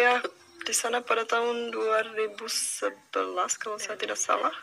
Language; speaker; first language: Indonesian; non-native, fluent; Czech